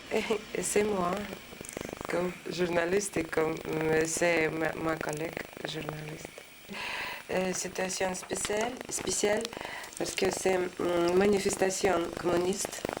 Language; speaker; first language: French; non-native, learner; Russian